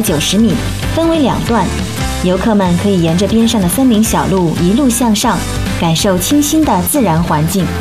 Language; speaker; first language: Chinese; native; Chinese